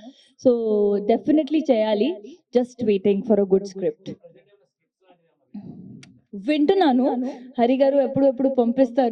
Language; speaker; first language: Telugu; non-native, learner; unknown